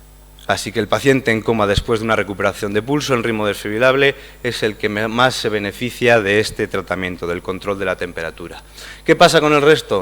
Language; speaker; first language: Spanish; native; Spanish